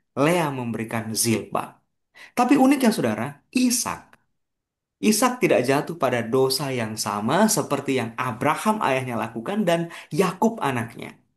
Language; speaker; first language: Indonesian; native; Indonesian